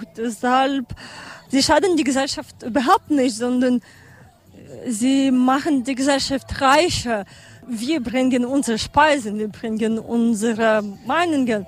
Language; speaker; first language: German; non-native, learner; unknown